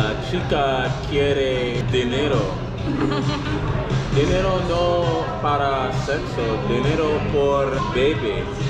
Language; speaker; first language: Spanish; non-native, learner; English